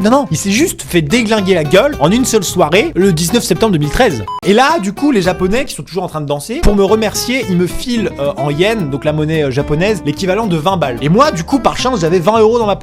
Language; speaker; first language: French; native; French